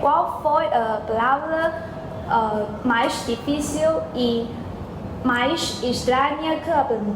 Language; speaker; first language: Portuguese; non-native, learner; Chinese